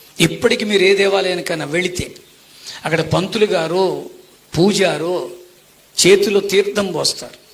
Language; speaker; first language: Telugu; non-native, local second language; Tamil